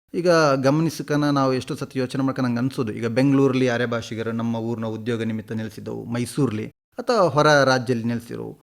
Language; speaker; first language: Kannada; native; Kannada